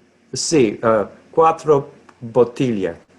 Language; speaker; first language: Italian; non-native, learner; English